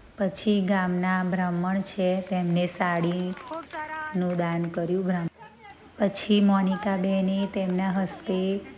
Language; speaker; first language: Gujarati; native; Gujarati